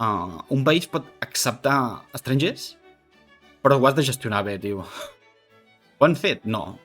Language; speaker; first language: Catalan; native; Catalan